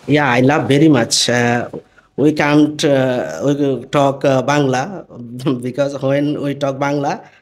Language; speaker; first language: English; non-native, learner; Bangla